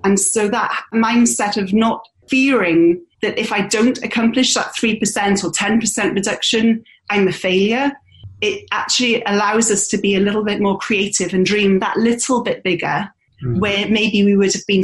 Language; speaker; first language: English; native; English